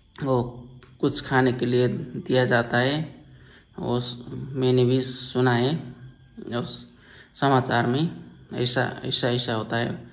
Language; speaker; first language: Hindi; non-native, learner; Nepali